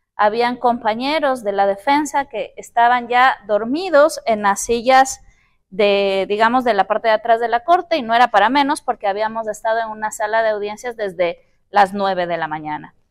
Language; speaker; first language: Spanish; native; Spanish